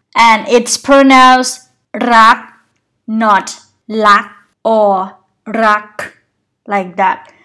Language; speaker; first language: English; non-native, fluent; Thai